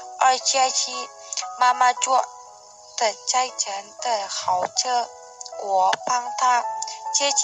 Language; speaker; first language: Chinese; non-native, learner; Indonesian